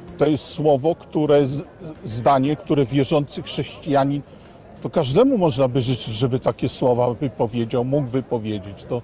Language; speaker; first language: Polish; native; Polish